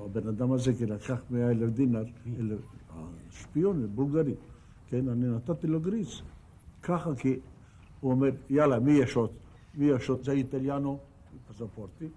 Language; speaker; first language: Hebrew; non-native, fluent; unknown